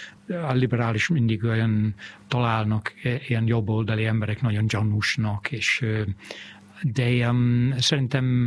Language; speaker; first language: Hungarian; non-native, fluent; English